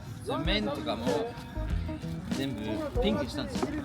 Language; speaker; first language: Japanese; early bilingual, heritage; English